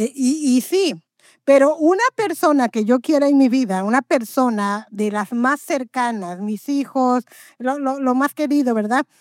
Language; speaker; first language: Spanish; native; Spanish